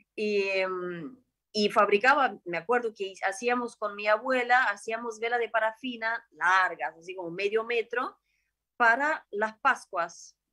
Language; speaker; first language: Spanish; non-native, fluent; Ukrainian